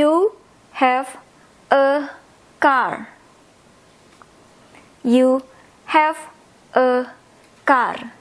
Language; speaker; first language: English; non-native, fluent; Indonesian